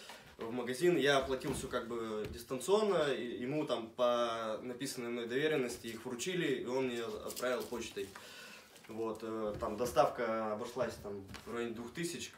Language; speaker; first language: Russian; native; Russian